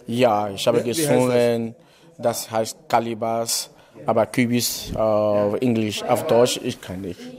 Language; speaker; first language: German; non-native, learner; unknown